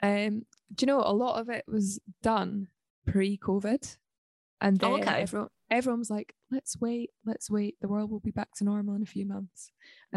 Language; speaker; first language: English; native; English